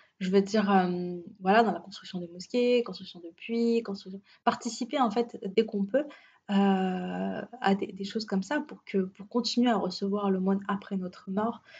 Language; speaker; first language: French; native; French